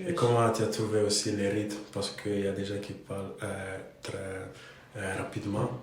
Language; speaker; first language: French; non-native, fluent; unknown